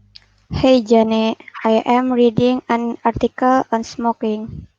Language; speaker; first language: English; non-native, learner; Indonesian